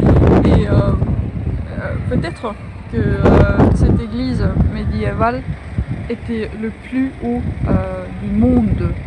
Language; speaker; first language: French; non-native, learner; Estonian